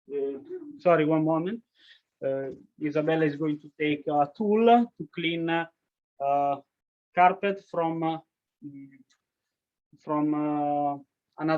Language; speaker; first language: English; non-native, learner; Italian